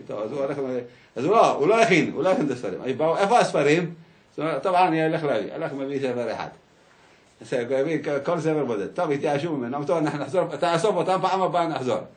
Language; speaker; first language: Hebrew; early bilingual, other home language; Arabic